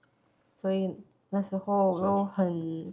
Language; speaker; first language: Chinese; non-native, fluent; Indonesian